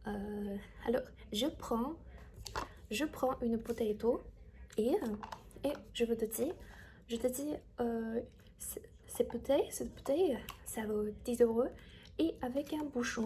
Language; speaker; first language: French; non-native, learner; Chinese